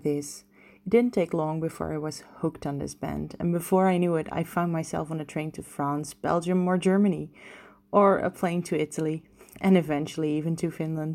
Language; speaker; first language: English; non-native, fluent; French